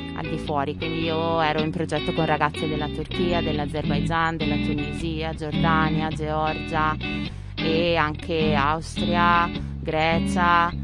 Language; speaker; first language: Italian; native; Italian